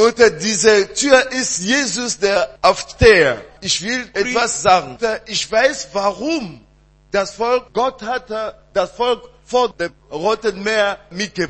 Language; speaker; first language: German; non-native, learner; French